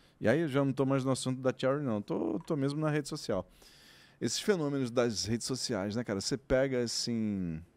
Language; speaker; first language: Portuguese; native; Portuguese